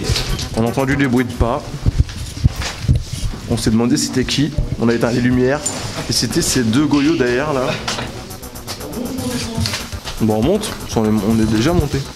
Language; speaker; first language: French; native; French